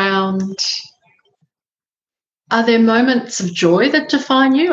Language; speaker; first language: English; native; English